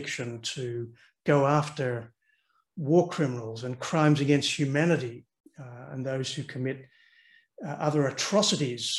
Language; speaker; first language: English; native; English